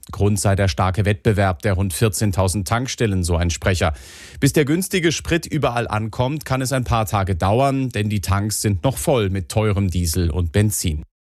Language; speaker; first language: German; native; German